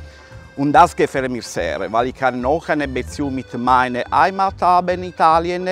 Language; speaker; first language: German; non-native, fluent; Italian